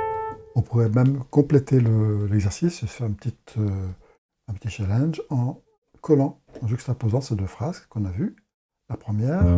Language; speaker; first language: French; native; French